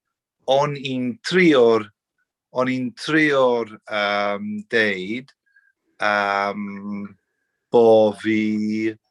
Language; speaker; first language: Welsh; non-native, learner; English